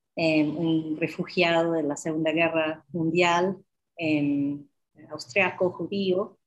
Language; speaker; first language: Spanish; non-native, fluent; English